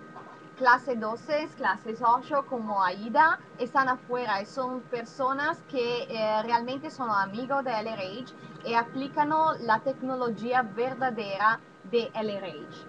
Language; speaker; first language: Spanish; non-native, learner; Italian